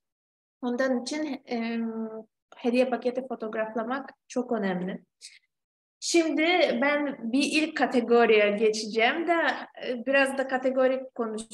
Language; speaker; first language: Turkish; non-native, fluent; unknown